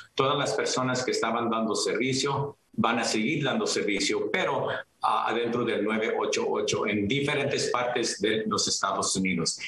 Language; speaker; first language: Spanish; early bilingual, heritage; Spanish